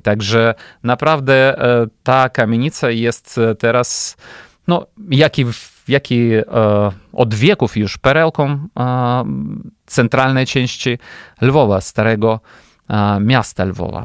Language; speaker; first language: Polish; non-native, fluent; Ukrainian